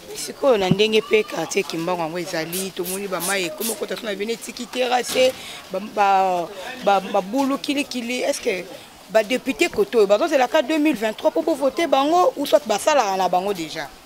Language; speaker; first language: Lingala; native; Lingala